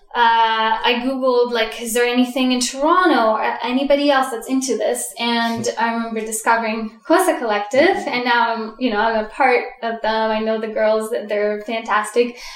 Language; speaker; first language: English; early bilingual, other home language; Russian